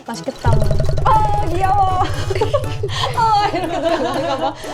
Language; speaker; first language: Korean; native; Korean